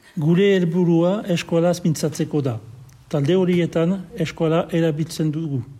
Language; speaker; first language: Basque; non-native, local second language; French